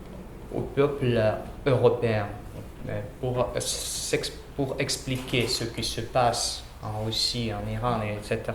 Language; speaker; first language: French; non-native, learner; Russian